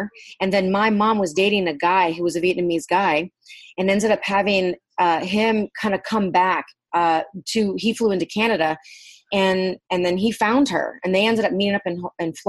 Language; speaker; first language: English; early bilingual, other home language; Vietnamese